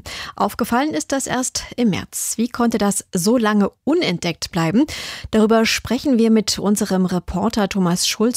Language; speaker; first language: German; native; German